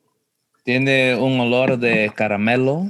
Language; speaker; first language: Spanish; early bilingual, heritage; Spanish